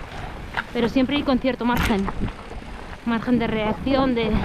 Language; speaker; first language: Spanish; native; Spanish